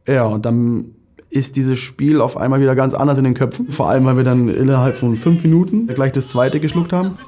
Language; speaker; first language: German; native; German